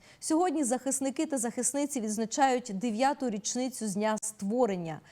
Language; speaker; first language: Ukrainian; native; Ukrainian